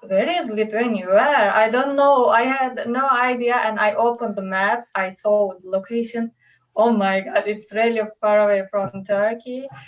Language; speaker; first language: English; non-native, learner; Turkish